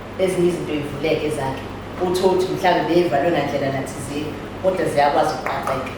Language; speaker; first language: Zulu; non-native, local second language; Xhosa